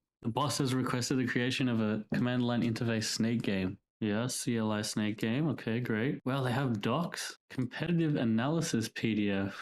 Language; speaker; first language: English; native; English